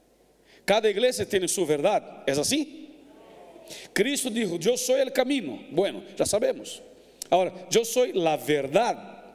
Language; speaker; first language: Spanish; non-native, fluent; Portuguese